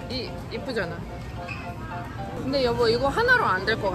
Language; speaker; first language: Korean; non-native, fluent; Russian